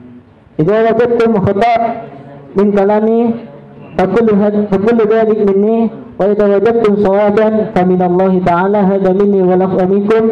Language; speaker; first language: Arabic; non-native, learner; Indonesian